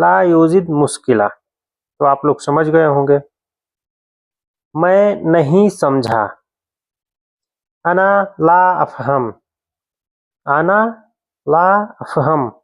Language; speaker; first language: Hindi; native; Hindi